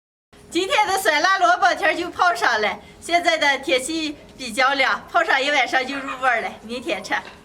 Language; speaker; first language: Chinese; native; Chinese